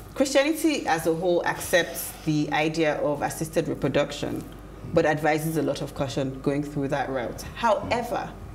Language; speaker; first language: English; non-native, local second language; Yoruba